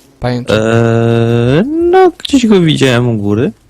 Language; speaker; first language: Polish; native; Polish